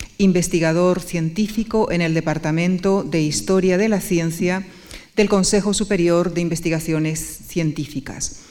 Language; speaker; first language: Spanish; native; Spanish